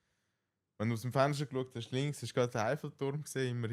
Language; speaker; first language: German; native; German